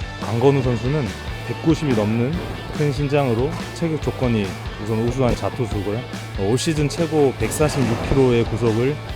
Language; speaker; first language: Korean; native; Korean